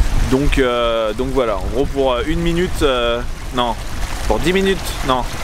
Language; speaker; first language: French; native; French